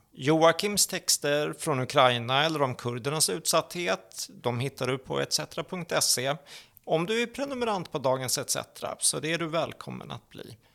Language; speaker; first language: Swedish; native; Swedish